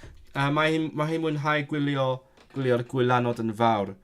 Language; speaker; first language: Welsh; non-native, learner; Cantonese